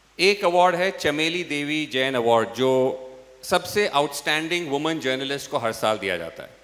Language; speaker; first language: Hindi; non-native, local second language; English